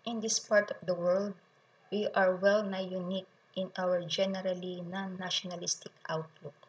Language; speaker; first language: English; non-native, local second language; Filipino